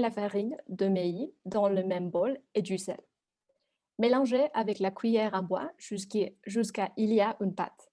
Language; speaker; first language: French; non-native, learner; Spanish